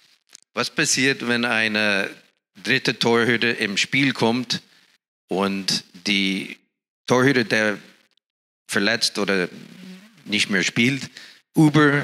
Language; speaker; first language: German; non-native, fluent; English